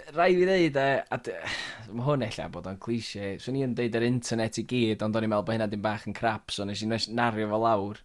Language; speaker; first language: Welsh; native; Welsh